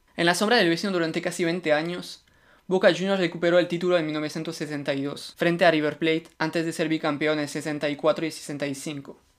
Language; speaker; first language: Spanish; non-native, fluent; French